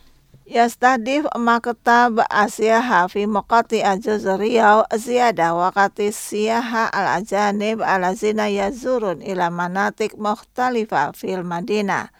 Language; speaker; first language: Arabic; non-native, fluent; Indonesian